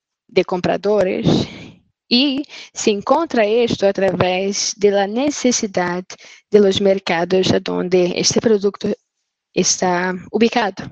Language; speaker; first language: Spanish; non-native, fluent; Portuguese